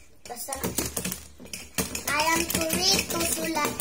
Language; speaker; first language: English; early bilingual, heritage; English